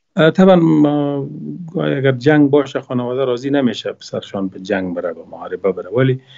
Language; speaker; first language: Persian; native; Persian